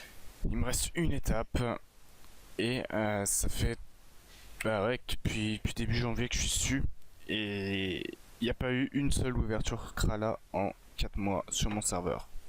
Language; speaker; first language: French; native; French